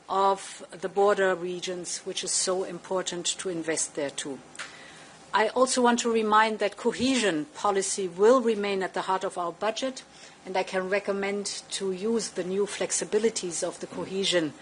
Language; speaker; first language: English; non-native, fluent; German